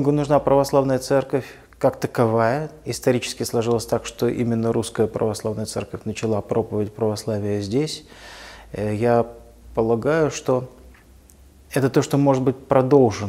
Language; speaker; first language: Russian; native; Russian